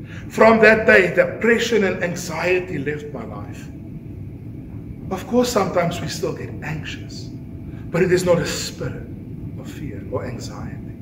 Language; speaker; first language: English; non-native, local second language; Afrikaans